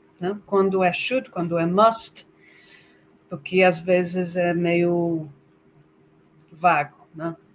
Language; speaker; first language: Portuguese; non-native, fluent; English